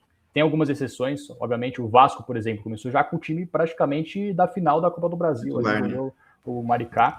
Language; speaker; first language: Portuguese; native; Portuguese